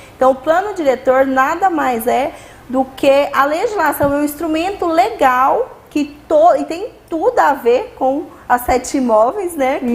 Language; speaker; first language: Portuguese; native; Portuguese